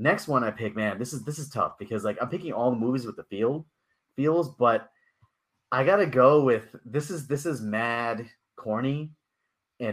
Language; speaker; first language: English; native; English